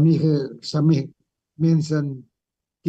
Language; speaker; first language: Dutch; non-native, learner; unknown